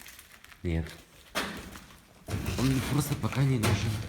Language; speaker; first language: Russian; native; Russian